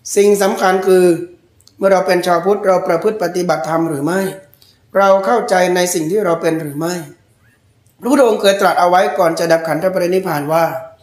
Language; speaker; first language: Thai; native; Thai